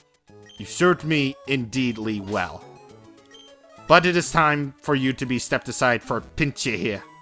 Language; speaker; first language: English; native; English